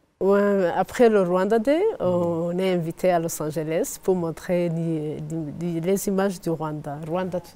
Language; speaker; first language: French; non-native, fluent; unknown